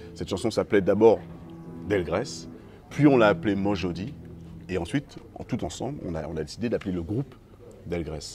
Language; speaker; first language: French; native; French